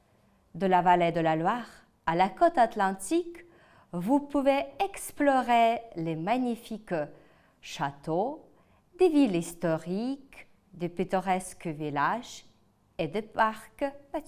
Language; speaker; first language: French; non-native, fluent; Ukrainian